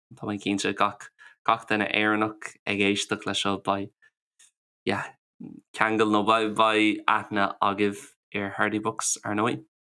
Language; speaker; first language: Irish; non-native, local second language; English